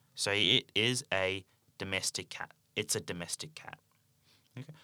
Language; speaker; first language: English; native; English